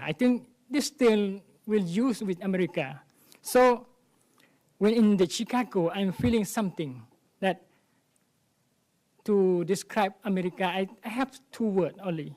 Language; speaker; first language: English; non-native, learner; Thai